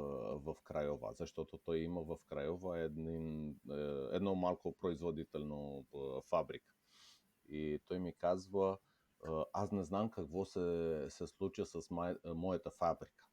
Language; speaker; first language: Bulgarian; non-native, fluent; Romanian